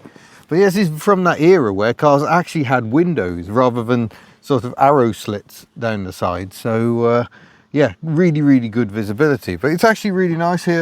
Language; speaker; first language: English; native; English